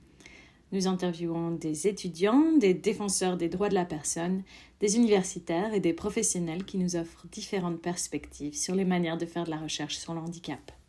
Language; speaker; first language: French; native; French